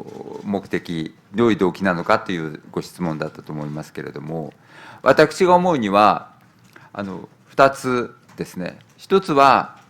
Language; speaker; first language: Japanese; native; Japanese